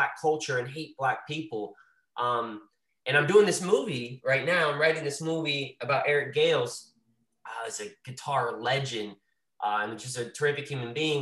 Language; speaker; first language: English; native; English